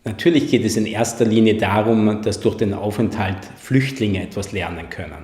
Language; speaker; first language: German; native; German